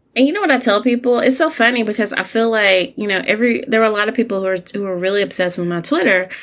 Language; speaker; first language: English; native; English